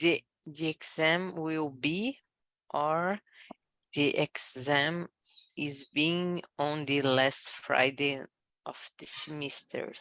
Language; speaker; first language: English; non-native, learner; Portuguese